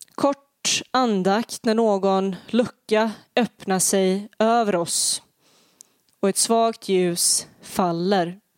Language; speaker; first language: Swedish; early bilingual, other home language; Bosnian